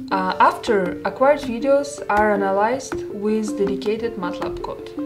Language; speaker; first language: English; non-native, fluent; Russian